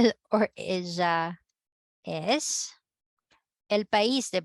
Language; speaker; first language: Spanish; non-native, fluent; Filipino